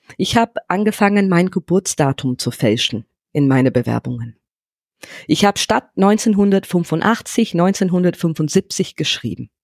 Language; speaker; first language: German; non-native, fluent; English